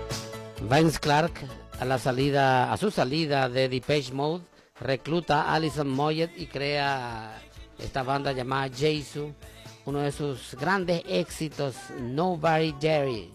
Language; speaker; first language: Spanish; native; Spanish